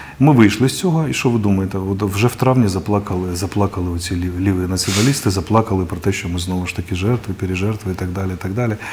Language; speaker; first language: Ukrainian; non-native, local second language; Russian